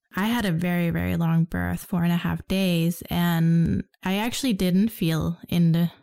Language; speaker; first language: English; non-native, fluent; Danish